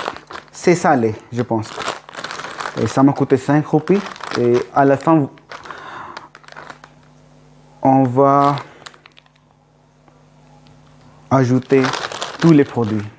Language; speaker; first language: French; non-native, learner; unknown